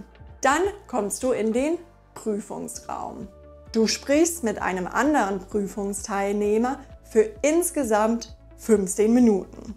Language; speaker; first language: German; non-native, fluent; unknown